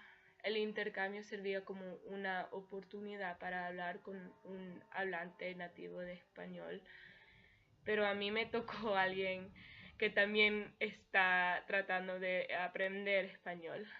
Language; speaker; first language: Spanish; early bilingual, heritage; Spanish